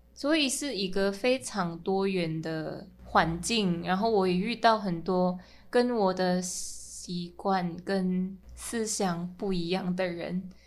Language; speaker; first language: Chinese; non-native, fluent; Min Nan Chinese